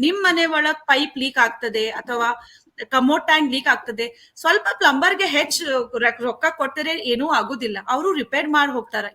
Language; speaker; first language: Kannada; non-native, local second language; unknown